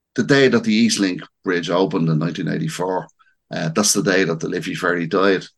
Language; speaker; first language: English; native; English